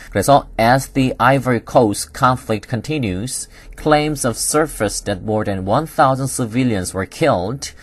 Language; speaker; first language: English; non-native, fluent; Korean